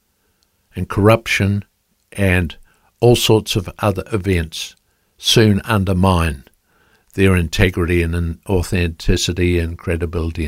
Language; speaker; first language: English; native; English